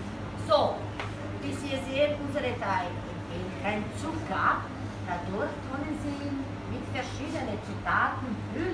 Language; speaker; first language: German; non-native, fluent; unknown